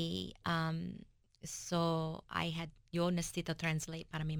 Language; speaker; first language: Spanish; early bilingual, heritage; English